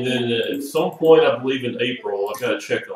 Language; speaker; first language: English; native; English